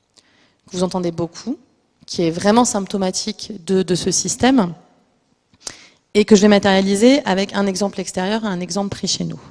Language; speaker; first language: French; native; French